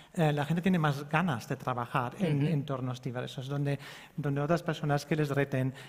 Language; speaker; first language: Spanish; early bilingual, heritage; Spanish